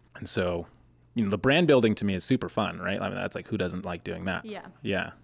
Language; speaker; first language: English; native; English